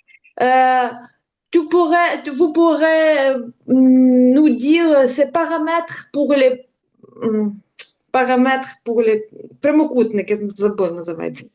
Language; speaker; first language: French; non-native, learner; Ukrainian